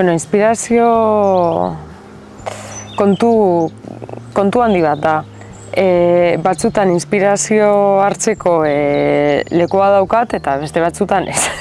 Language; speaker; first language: Basque; non-native, local second language; Spanish